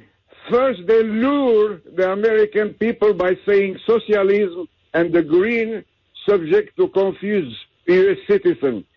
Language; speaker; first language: English; non-native, learner; French